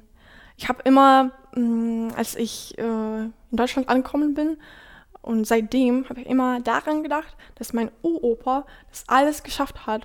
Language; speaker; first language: German; non-native, fluent; Ukrainian